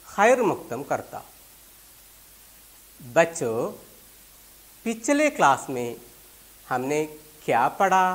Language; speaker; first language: Urdu; non-native, local second language; Malayalam